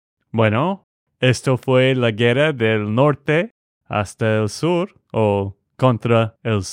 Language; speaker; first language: Spanish; non-native, fluent; English